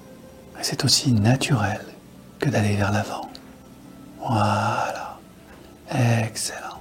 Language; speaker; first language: French; native; French